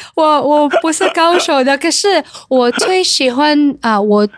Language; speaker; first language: Chinese; non-native, fluent; Cebuano